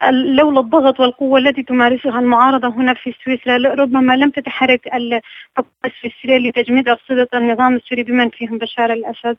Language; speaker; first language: Arabic; non-native, local second language; Kurdish